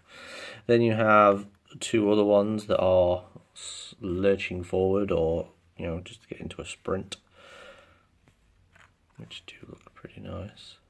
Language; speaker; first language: English; native; English